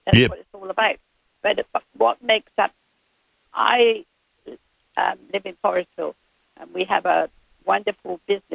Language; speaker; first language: English; native; English